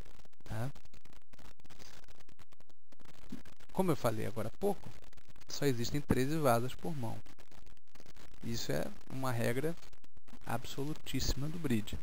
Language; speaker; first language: Portuguese; native; Portuguese